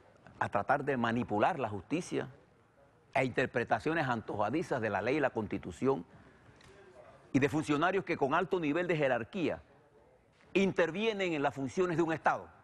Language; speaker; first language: Spanish; native; Spanish